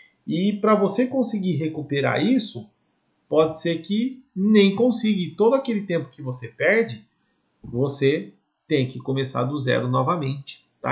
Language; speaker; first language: Portuguese; native; Portuguese